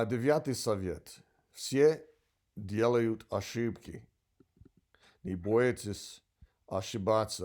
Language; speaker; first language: Russian; non-native, learner; English